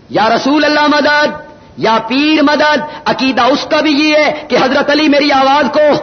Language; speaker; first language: Urdu; non-native, local second language; Punjabi